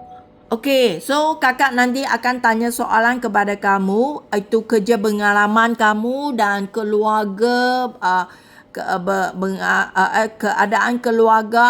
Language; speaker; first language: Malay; non-native, local second language; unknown